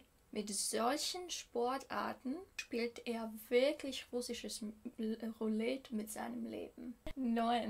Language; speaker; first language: German; non-native, fluent; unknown